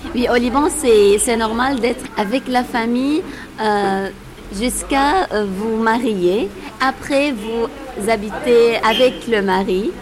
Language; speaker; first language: French; non-native, local second language; Arabic